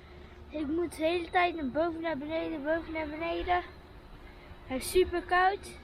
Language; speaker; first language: Dutch; early bilingual, other home language; Uyghur